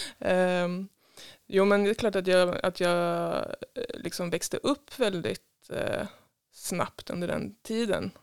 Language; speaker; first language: Swedish; native; Swedish